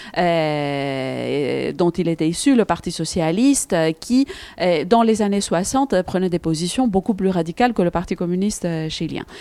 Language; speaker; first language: French; non-native, fluent; Greek